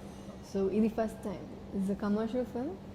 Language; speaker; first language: Telugu; non-native, fluent; Malayalam